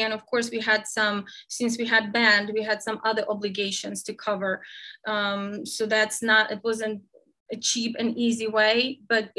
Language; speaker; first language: English; non-native, fluent; Ukrainian